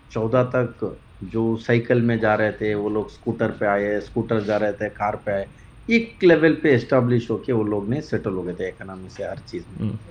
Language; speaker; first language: Hindi; non-native, local second language; Kannada